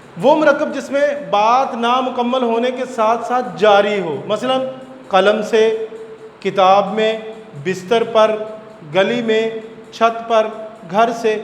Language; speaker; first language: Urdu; non-native, local second language; Punjabi